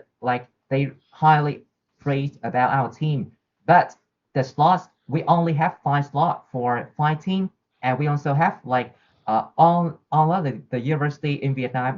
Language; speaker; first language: English; non-native, learner; Vietnamese